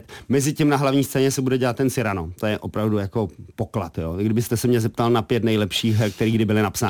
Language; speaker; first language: Czech; native; Czech